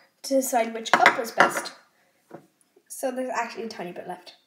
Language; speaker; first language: English; native; English